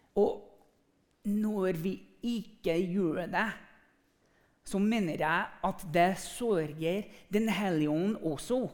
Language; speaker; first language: Norwegian; non-native, fluent; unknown